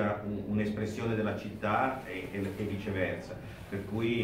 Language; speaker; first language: Italian; native; Italian